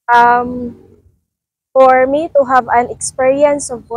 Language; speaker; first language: English; non-native, local second language; Cebuano